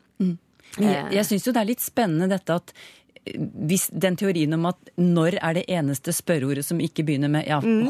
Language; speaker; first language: Norwegian; native; Norwegian